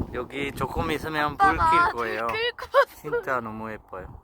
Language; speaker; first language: Korean; non-native, fluent; Sinhala